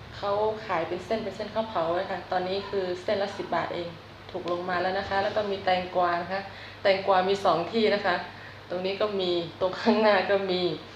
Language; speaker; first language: Thai; native; Thai